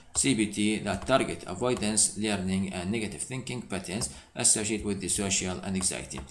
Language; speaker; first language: English; non-native, fluent; Arabic